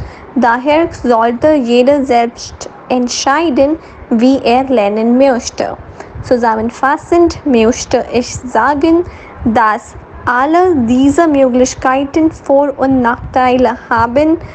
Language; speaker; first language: German; non-native, learner; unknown